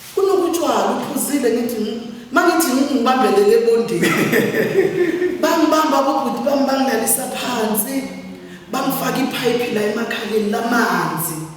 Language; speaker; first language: Zulu; native; Zulu